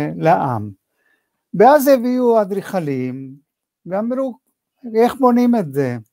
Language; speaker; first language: Hebrew; non-native, fluent; Spanish